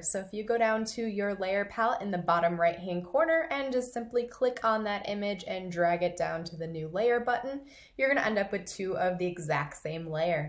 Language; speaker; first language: English; native; English